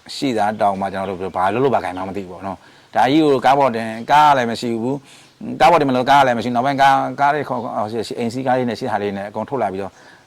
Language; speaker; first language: Burmese; native; Burmese